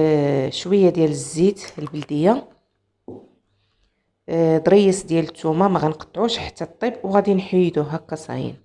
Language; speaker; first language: Arabic; native; Arabic